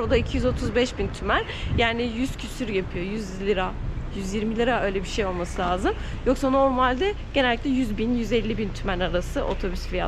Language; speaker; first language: Turkish; native; Turkish